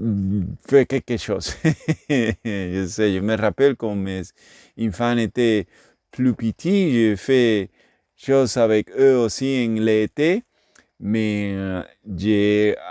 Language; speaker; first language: French; non-native, learner; English